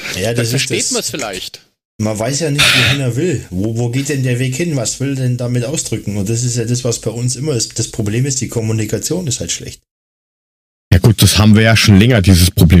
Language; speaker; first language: German; native; German